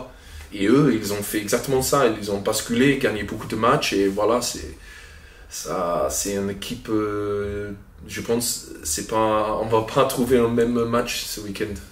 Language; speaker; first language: French; non-native, fluent; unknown